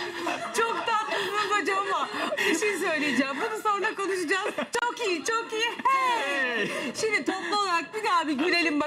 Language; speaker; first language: Turkish; native; Turkish